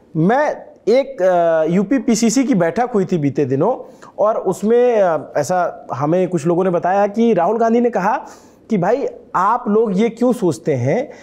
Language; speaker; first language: Hindi; native; Hindi